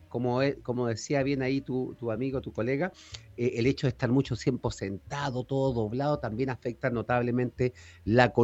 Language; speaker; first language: Spanish; native; Spanish